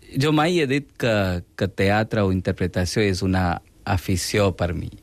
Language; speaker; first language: Catalan; non-native, fluent; Hindi